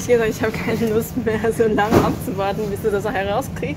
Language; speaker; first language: German; non-native, fluent; Korean